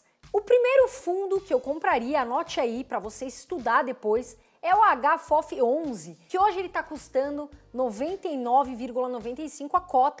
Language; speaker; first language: Portuguese; native; Portuguese